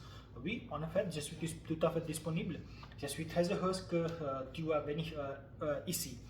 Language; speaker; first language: French; non-native, learner; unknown